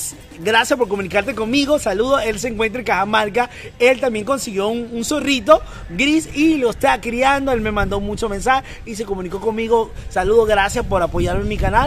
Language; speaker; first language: Spanish; native; Spanish